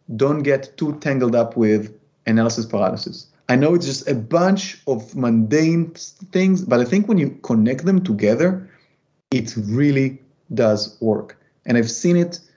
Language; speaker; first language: English; non-native, fluent; Hebrew